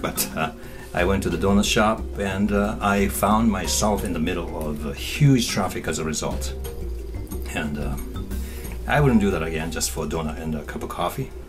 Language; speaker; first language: English; non-native, fluent; Japanese